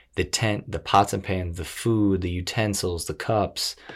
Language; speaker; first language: English; native; English